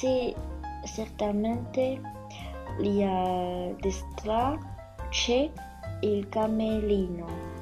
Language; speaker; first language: Italian; non-native, learner; Chinese